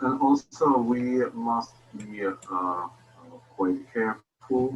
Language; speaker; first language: English; non-native, fluent; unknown